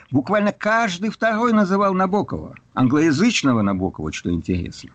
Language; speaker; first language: Russian; native; Russian